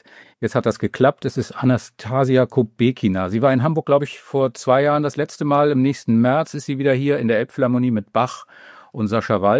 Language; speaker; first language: German; native; German